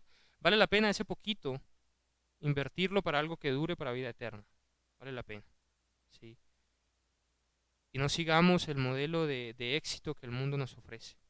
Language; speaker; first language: Spanish; native; Spanish